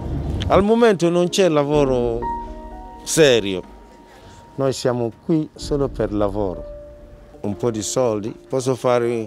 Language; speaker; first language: Italian; non-native, learner; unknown